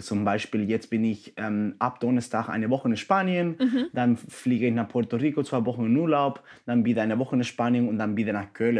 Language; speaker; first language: German; non-native, fluent; Spanish